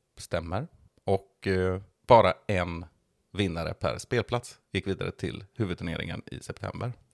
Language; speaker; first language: Swedish; native; Swedish